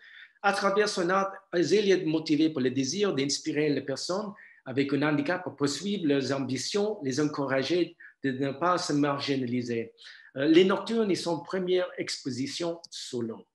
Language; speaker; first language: French; non-native, fluent; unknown